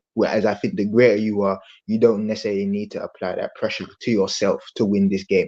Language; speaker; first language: English; native; English